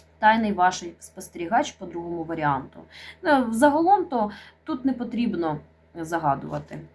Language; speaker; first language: Ukrainian; non-native, local second language; Russian